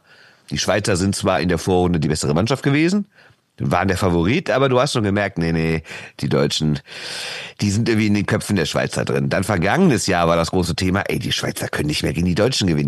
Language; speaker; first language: German; native; German